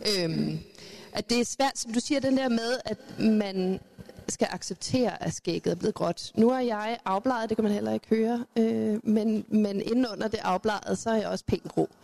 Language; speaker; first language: Danish; early bilingual, other home language; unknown